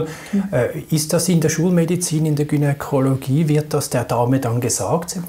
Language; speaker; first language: German; native; German